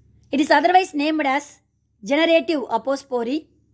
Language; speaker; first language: English; non-native, local second language; Tamil